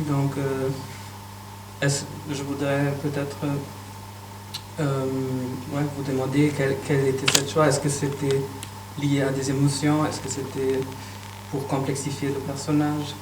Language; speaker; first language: French; non-native, fluent; German